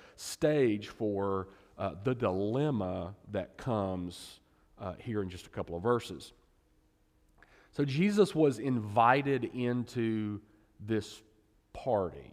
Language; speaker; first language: English; native; English